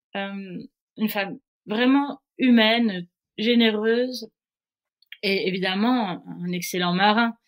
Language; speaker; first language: French; native; French